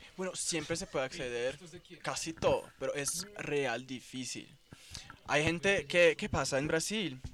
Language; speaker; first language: Spanish; non-native, fluent; Portuguese